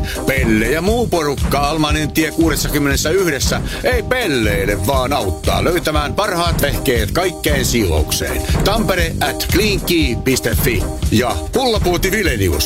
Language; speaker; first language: Finnish; native; Finnish